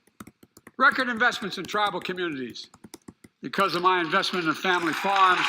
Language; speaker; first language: English; native; English